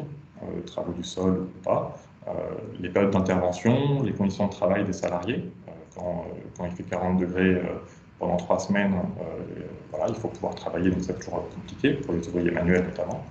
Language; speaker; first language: French; native; French